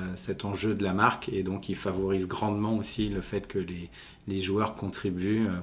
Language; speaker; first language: French; native; French